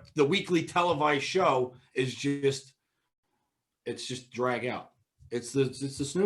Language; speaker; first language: English; native; English